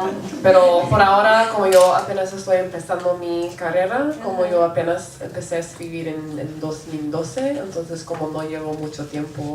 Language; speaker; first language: Spanish; non-native, local second language; English